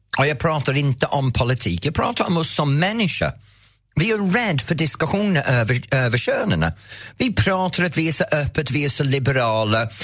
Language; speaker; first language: Swedish; non-native, fluent; English